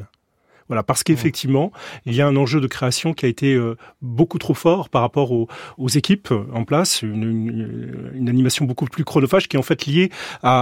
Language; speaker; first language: French; native; French